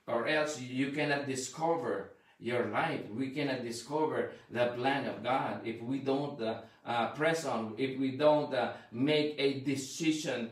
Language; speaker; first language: English; non-native, local second language; Filipino